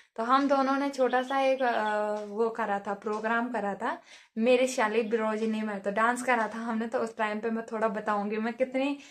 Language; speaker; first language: Hindi; native; Hindi